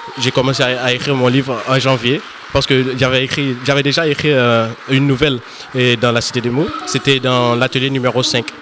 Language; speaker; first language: French; non-native, local second language; Haitian Creole